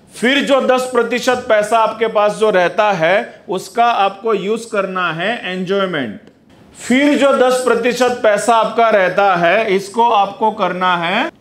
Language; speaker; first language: Hindi; non-native, local second language; Gujarati